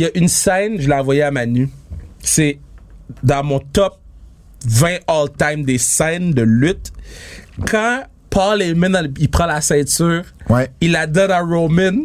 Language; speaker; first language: French; native; French